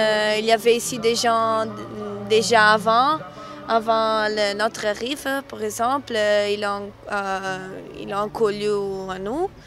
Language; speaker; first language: French; non-native, learner; Italian